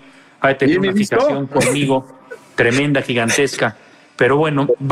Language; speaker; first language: Spanish; native; Spanish